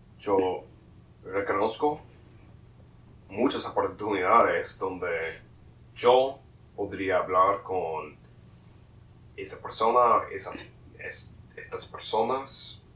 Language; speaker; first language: Spanish; non-native, learner; English